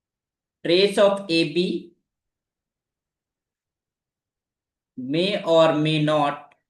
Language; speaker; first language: English; non-native, local second language; Hindi